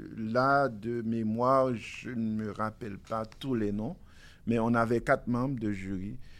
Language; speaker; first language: French; non-native, local second language; Haitian Creole